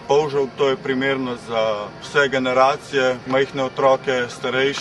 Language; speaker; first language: Slovenian; native; Slovenian